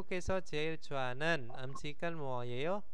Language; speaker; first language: Korean; non-native, fluent; Indonesian